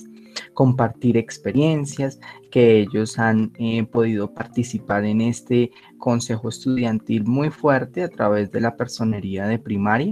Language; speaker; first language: Spanish; native; Spanish